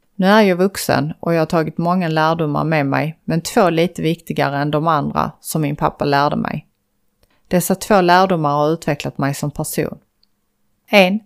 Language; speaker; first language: Swedish; early bilingual, other home language; Azerbaijani